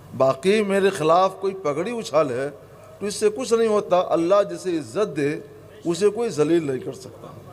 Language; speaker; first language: Urdu; native; Urdu